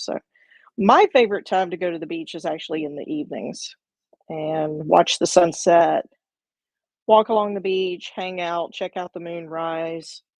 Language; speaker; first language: English; native; English